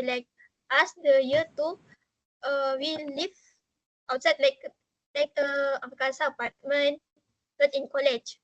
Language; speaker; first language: English; non-native, learner; Malay